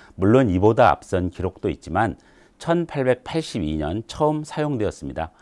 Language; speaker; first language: Korean; native; Korean